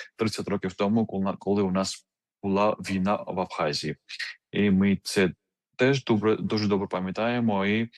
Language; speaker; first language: Ukrainian; non-native, fluent; Georgian